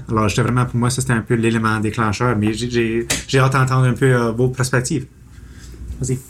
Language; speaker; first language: French; non-native, local second language; English